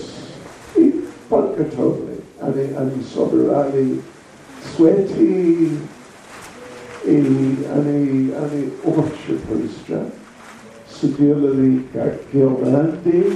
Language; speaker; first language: Russian; non-native, learner; English